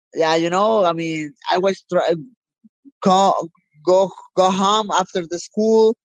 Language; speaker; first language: English; non-native, learner; Spanish